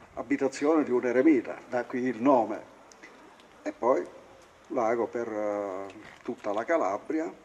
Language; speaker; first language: Italian; non-native, local second language; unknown